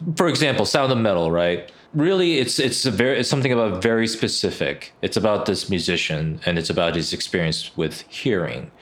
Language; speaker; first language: English; early bilingual, other home language; Korean